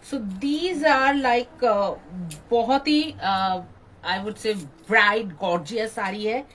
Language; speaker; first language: Hindi; non-native, local second language; Bangla